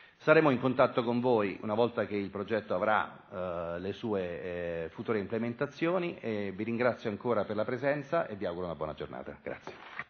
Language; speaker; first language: Italian; native; Italian